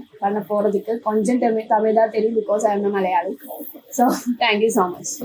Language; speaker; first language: Tamil; non-native, learner; Malayalam